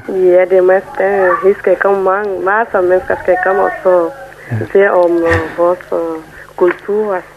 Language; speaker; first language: Danish; non-native, learner; French